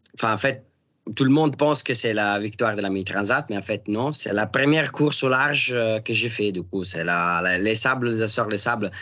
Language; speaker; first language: French; non-native, fluent; Italian